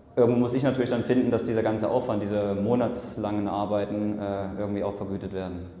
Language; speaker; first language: German; native; German